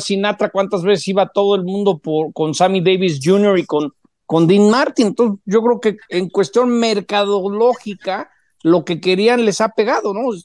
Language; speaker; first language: Spanish; native; Spanish